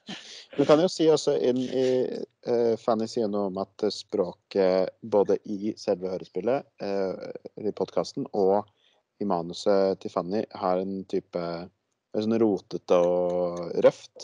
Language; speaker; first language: Norwegian; native; Norwegian